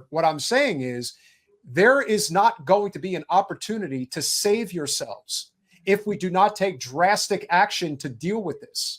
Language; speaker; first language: English; native; English